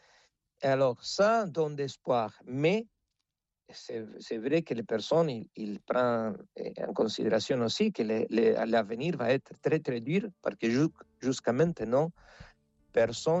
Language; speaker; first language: French; non-native, fluent; Spanish